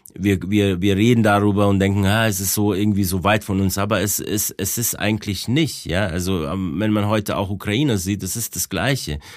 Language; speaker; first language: German; non-native, fluent; Bosnian